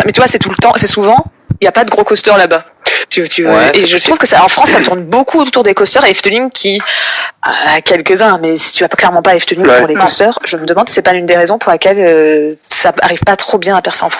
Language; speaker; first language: French; native; French